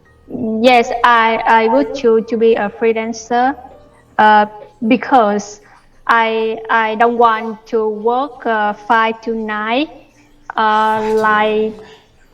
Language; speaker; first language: English; non-native, learner; Vietnamese